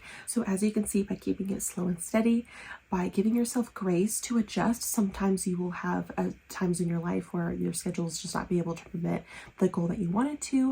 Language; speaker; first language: English; native; English